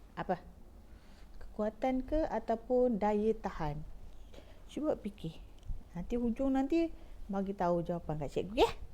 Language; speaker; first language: Malay; native; Malay